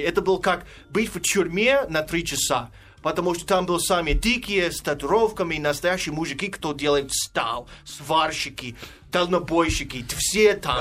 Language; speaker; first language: Russian; non-native, fluent; English